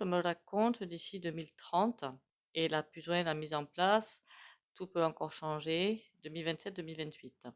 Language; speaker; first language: French; native; French